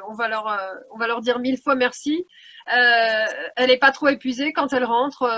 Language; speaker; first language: French; native; French